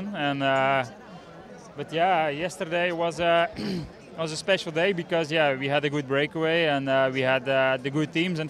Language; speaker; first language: English; non-native, fluent; Dutch